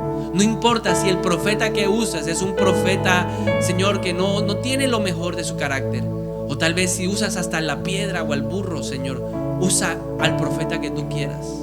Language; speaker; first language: Spanish; native; Spanish